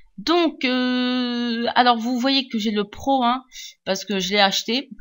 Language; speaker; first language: French; native; French